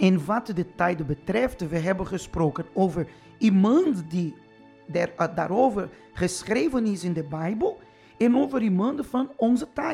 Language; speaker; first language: Dutch; non-native, fluent; Portuguese